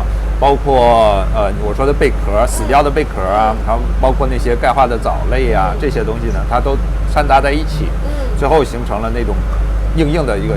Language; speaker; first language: Chinese; native; Chinese